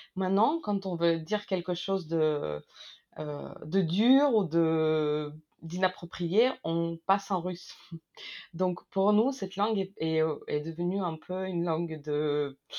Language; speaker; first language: French; non-native, fluent; Ukrainian